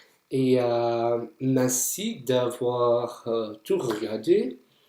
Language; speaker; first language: French; non-native, fluent; English